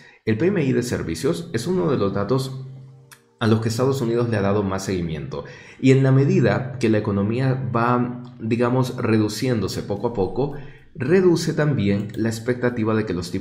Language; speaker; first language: Spanish; native; Spanish